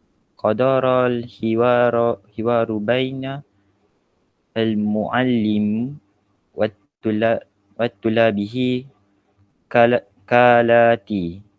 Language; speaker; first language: Arabic; non-native, learner; Malay